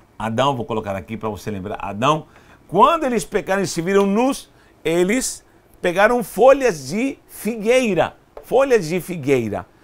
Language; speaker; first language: Portuguese; non-native, fluent; Spanish